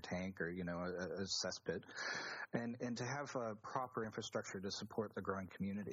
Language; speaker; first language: English; native; English